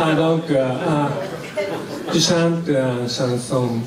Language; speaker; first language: French; non-native, learner; Japanese